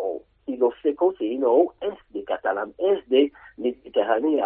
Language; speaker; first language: Spanish; non-native, learner; French